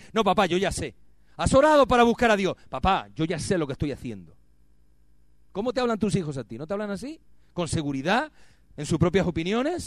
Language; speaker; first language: Spanish; native; Spanish